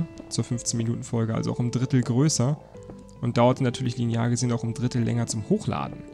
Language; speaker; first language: German; native; German